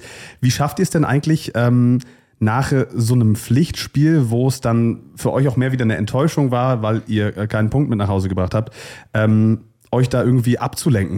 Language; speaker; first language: German; native; German